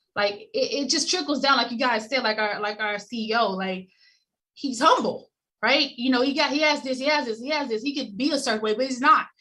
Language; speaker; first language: English; native; English